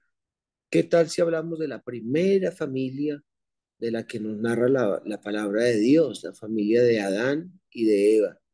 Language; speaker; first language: Spanish; native; Spanish